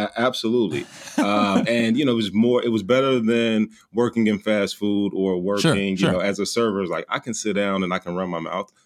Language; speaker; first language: English; native; English